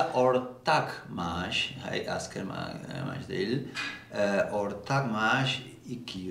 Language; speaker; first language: Turkish; non-native, learner; Spanish